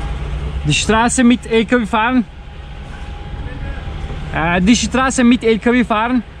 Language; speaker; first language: German; non-native, learner; Turkish